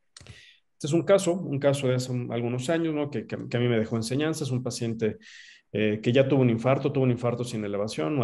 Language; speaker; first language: Spanish; native; Spanish